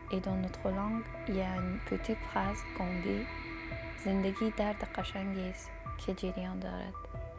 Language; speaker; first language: French; non-native, fluent; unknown